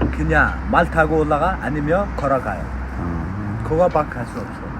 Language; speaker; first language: Korean; non-native, learner; Mongolian